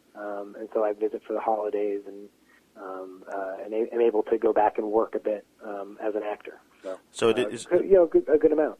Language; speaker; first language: English; native; English